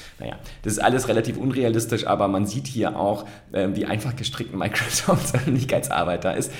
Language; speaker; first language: German; native; German